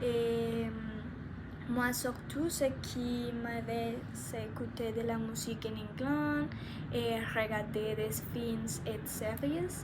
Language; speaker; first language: French; non-native, learner; Spanish